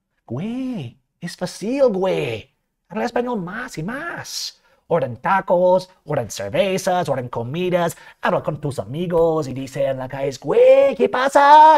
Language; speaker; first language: Spanish; non-native, learner; English